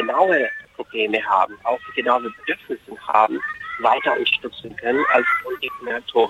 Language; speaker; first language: German; non-native, fluent; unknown